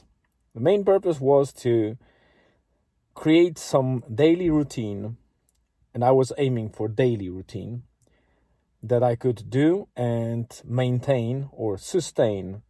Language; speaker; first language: English; non-native, fluent; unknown